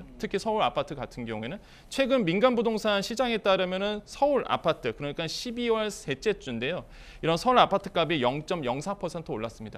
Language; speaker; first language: Korean; native; Korean